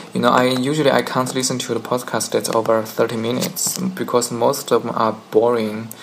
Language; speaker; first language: English; non-native, fluent; Chinese